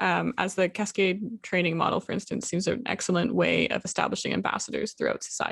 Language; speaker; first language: English; native; English